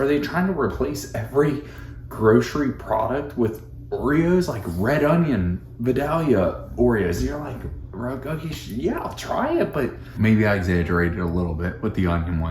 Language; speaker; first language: English; native; English